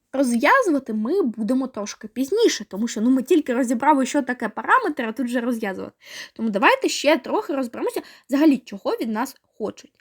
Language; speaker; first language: Ukrainian; native; Ukrainian